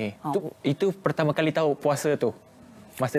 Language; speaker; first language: Malay; native; Malay